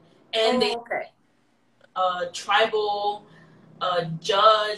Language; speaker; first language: English; native; English